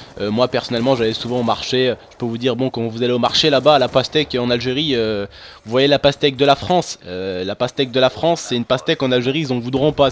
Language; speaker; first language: French; non-native, local second language; Arabic